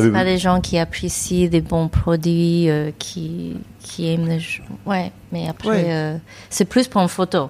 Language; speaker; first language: French; non-native, learner; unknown